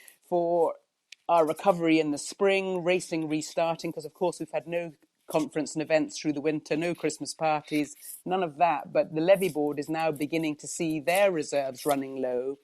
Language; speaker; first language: English; native; English